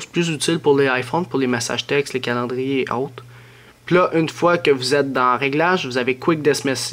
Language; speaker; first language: French; native; French